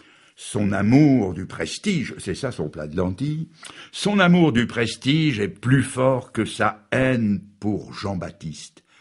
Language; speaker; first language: French; native; French